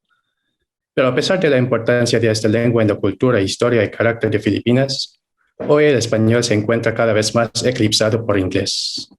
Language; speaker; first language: Spanish; non-native, fluent; Filipino